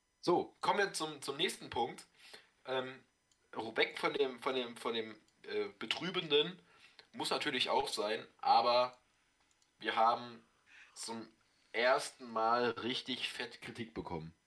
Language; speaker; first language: German; native; German